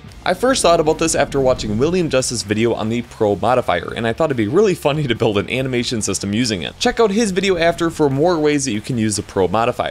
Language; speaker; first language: English; native; English